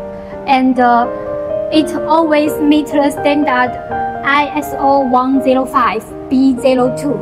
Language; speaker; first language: English; non-native, learner; Chinese